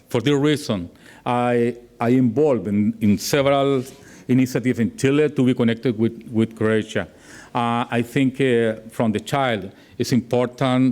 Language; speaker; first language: English; non-native, learner; Spanish